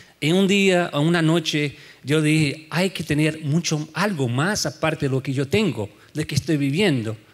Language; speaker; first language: Spanish; non-native, fluent; Portuguese